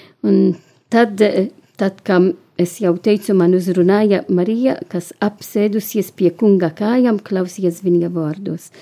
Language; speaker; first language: Latvian; non-native, learner; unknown